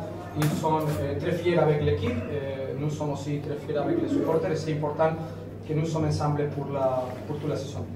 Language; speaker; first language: French; non-native, learner; Spanish